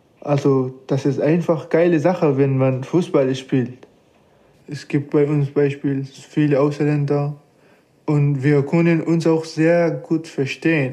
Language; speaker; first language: German; non-native, learner; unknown